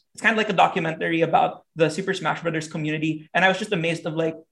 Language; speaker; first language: English; non-native, local second language; Hiligaynon